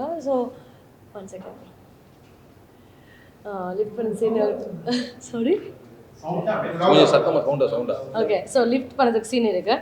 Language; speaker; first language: Tamil; non-native, learner; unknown